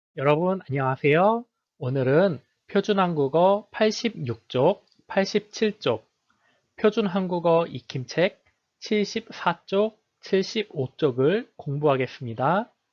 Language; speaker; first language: Korean; native; Korean